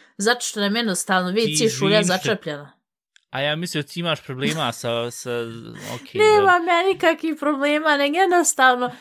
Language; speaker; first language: Bosnian; early bilingual, heritage; Bosnian